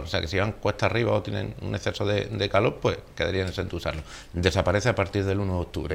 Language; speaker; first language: Spanish; native; Spanish